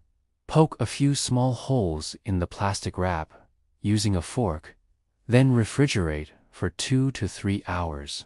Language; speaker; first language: English; native; English